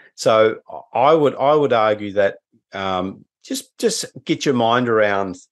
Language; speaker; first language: English; native; English